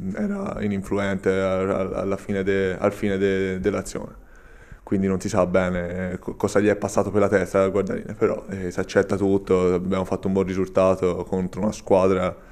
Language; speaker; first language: Italian; native; Italian